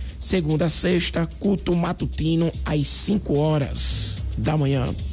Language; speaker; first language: Portuguese; native; Portuguese